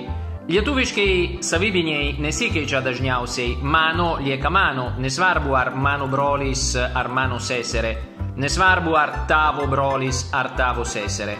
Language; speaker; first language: Lithuanian; non-native, fluent; Italian